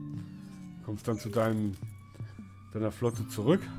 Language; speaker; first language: German; native; German